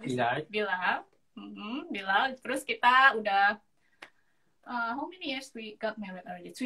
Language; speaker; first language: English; non-native, learner; Indonesian